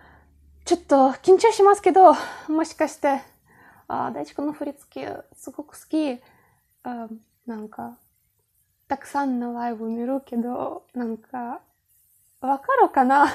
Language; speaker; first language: Japanese; non-native, learner; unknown